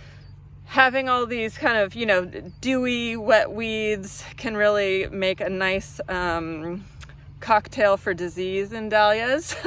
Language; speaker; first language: English; native; English